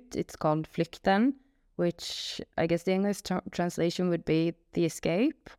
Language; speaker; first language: English; non-native, fluent; Swedish